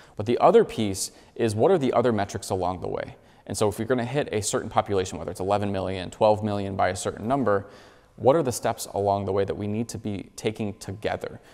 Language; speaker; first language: English; native; English